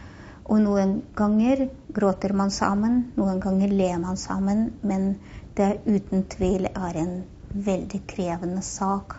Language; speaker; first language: Norwegian; non-native, fluent; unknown